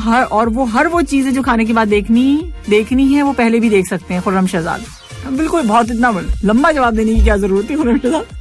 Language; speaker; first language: Urdu; native; Urdu